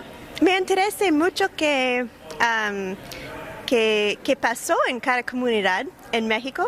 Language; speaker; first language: Spanish; non-native, learner; English